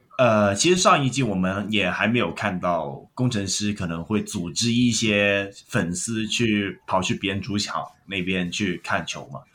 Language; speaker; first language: Chinese; non-native, local second language; Cantonese